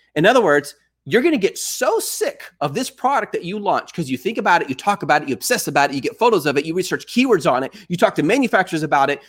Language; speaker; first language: English; native; English